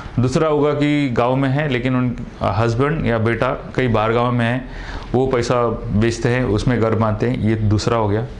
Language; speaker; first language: Hindi; non-native, local second language; Tamil